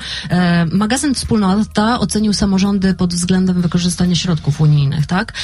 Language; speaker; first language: Polish; native; Polish